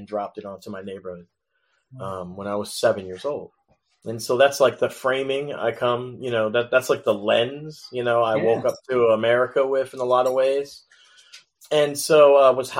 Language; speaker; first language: English; native; English